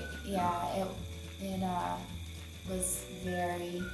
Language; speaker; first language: English; native; English